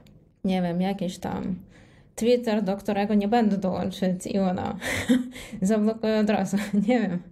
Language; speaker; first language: Polish; non-native, fluent; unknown